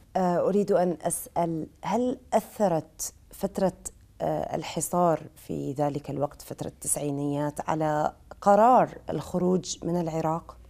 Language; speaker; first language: Arabic; native; Arabic